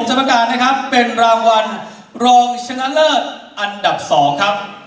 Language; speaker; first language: Thai; native; Thai